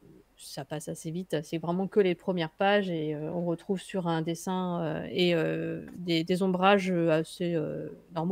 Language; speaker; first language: French; native; French